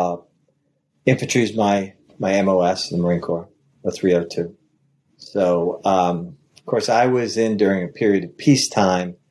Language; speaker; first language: English; native; English